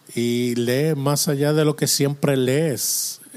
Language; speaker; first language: Spanish; non-native, fluent; English